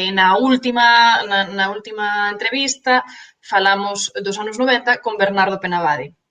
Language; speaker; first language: Galician; native; Galician